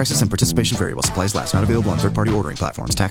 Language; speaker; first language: English; native; English